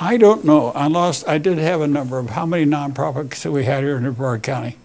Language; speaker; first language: English; native; English